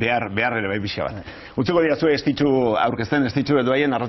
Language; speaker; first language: Basque; native; Basque